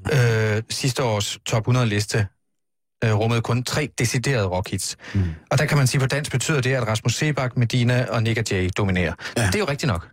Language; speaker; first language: Danish; native; Danish